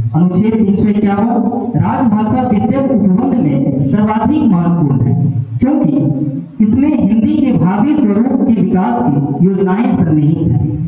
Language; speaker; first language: Hindi; native; Hindi